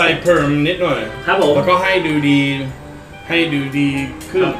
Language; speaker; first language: Thai; non-native, fluent; English